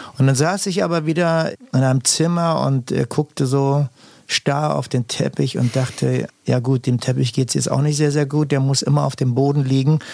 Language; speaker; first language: German; native; German